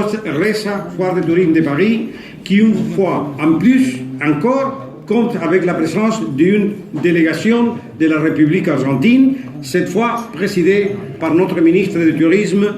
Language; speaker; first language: French; non-native, fluent; Spanish